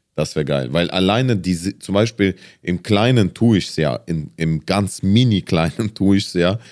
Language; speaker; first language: German; native; German